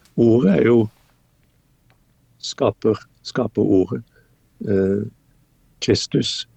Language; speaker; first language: Norwegian; native; Norwegian